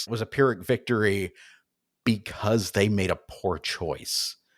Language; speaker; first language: English; native; English